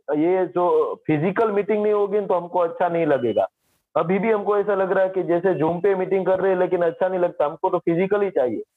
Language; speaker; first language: Hindi; non-native, local second language; Gujarati